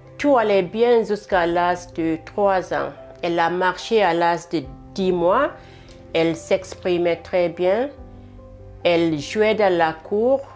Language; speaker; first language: French; non-native, local second language; Fula